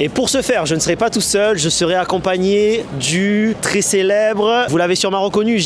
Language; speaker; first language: French; native; French